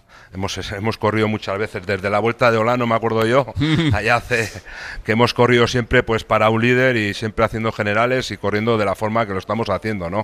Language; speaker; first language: Spanish; native; Spanish